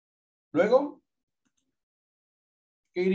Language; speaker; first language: Spanish; native; Spanish